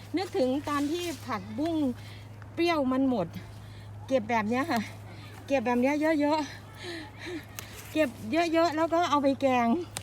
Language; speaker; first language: Thai; native; Thai